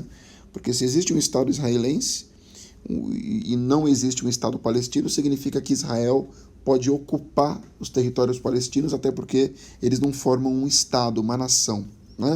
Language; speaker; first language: Portuguese; native; Portuguese